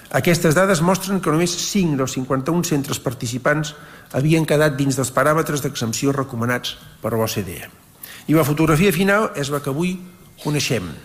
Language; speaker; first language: Catalan; native; Catalan